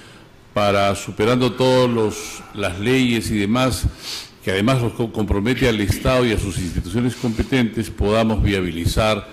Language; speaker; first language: Spanish; native; Spanish